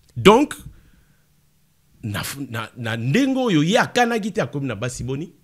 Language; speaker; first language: Lingala; non-native, local second language; Kongo